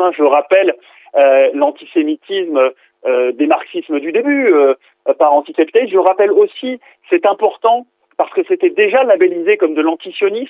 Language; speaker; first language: French; native; French